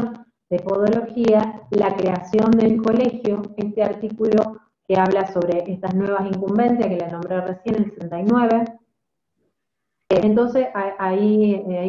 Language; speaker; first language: Spanish; native; Spanish